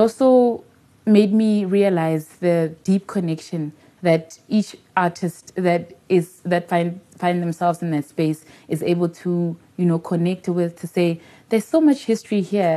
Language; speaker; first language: English; non-native, local second language; Tswana